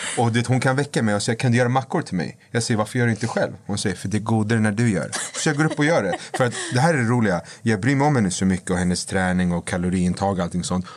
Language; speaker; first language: Swedish; native; Swedish